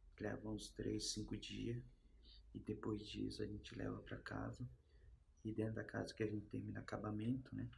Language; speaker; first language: Portuguese; non-native, local second language; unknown